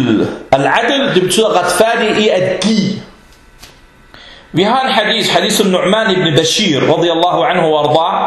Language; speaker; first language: Danish; non-native, fluent; Arabic